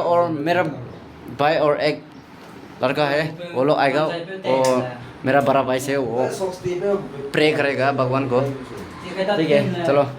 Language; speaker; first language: Hindi; non-native, local second language; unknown